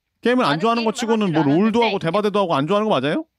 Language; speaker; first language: Korean; native; Korean